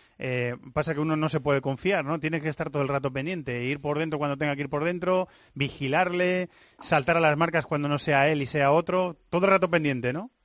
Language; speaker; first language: Spanish; native; Spanish